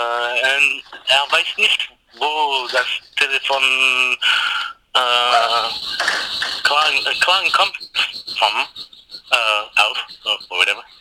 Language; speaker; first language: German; non-native, learner; English